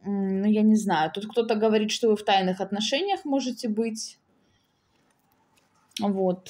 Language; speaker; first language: Russian; native; Russian